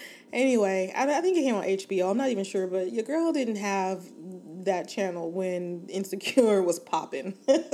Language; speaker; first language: English; native; English